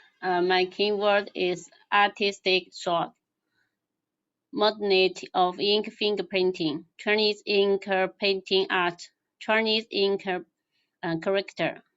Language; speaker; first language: English; non-native, learner; Chinese